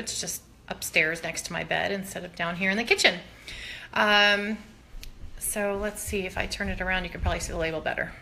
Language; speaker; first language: English; native; English